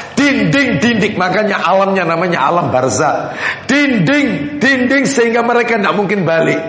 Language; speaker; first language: Indonesian; non-native, local second language; Javanese